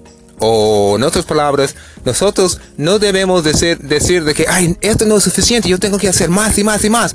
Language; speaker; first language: Spanish; non-native, fluent; English